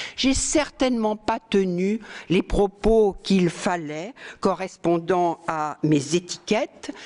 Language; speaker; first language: French; native; French